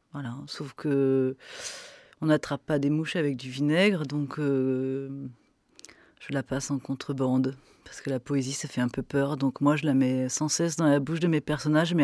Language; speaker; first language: French; native; French